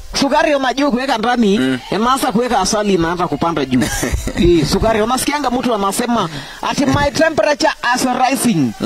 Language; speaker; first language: Swahili; non-native, local second language; Masai